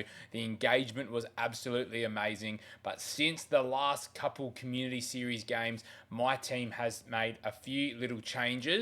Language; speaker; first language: English; native; English